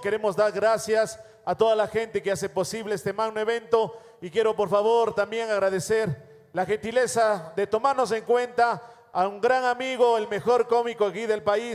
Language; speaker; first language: Spanish; native; Spanish